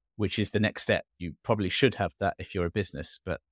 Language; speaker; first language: English; native; English